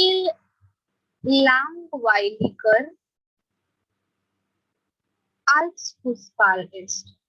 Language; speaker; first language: German; non-native, fluent; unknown